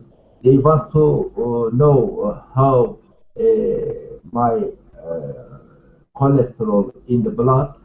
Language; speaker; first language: English; non-native, learner; Turkish